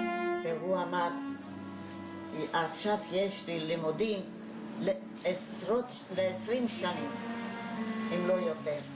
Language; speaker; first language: Hebrew; non-native, fluent; Hungarian